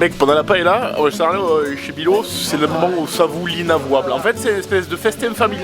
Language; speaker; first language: French; native; French